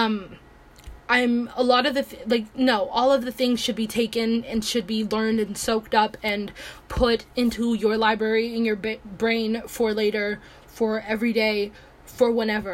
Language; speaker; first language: English; early bilingual, other home language; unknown